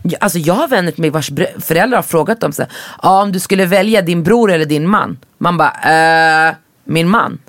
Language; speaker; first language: Swedish; early bilingual, other home language; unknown